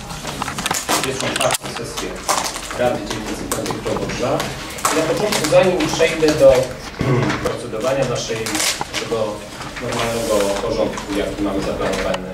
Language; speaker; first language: Polish; native; Polish